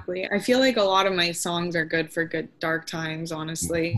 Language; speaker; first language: English; native; English